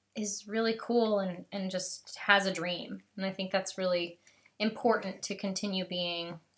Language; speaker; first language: English; native; English